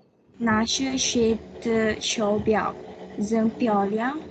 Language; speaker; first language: Chinese; non-native, learner; Malay